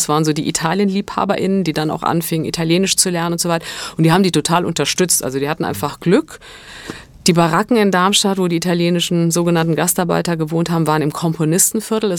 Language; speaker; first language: German; early bilingual, other home language; Italian